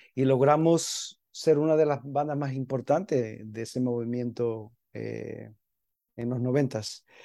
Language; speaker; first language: Spanish; early bilingual, heritage; Spanish